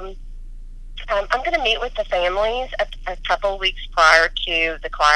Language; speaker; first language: English; native; English